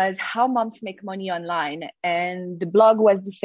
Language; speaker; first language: English; non-native, fluent; French